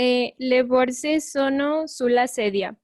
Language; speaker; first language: Italian; non-native, learner; Spanish